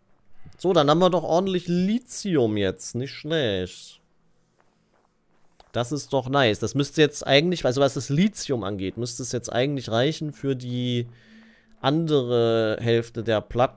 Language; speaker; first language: German; native; German